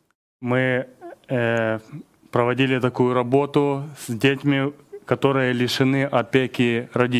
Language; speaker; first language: Polish; non-native, learner; Russian